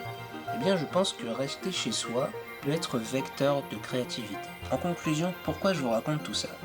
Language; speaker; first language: French; native; French